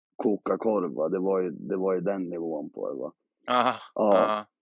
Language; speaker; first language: Swedish; native; Swedish